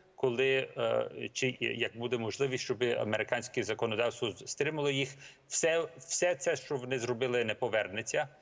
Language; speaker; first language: Ukrainian; early bilingual, heritage; Ukrainian